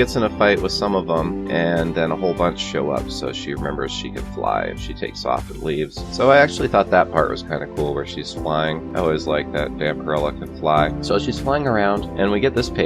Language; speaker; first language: English; native; English